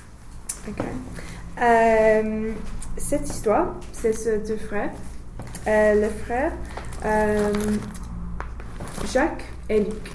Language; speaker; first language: French; non-native, learner; English